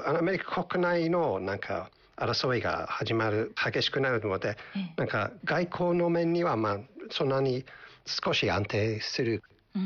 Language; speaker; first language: Japanese; non-native, fluent; English